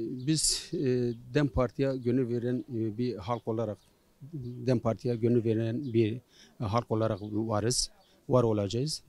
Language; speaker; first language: Turkish; non-native, local second language; Kurdish